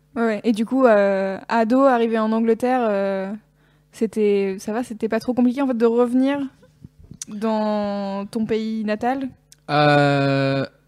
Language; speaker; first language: French; native; French